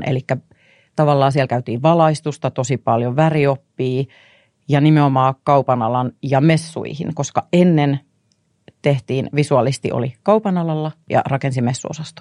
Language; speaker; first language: Finnish; native; Finnish